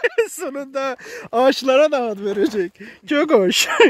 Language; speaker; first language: Turkish; native; Turkish